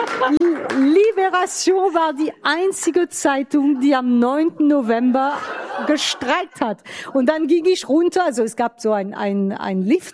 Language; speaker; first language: German; non-native, fluent; French